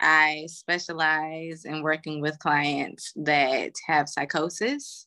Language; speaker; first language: English; native; English